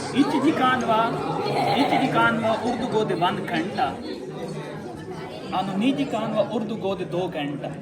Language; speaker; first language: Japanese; non-native, learner; Urdu